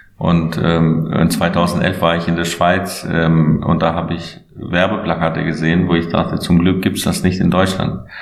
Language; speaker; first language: German; non-native, fluent; Albanian